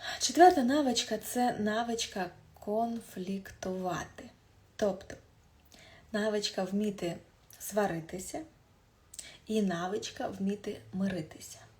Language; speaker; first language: Ukrainian; non-native, local second language; Russian